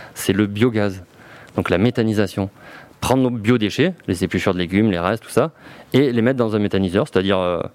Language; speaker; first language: French; native; French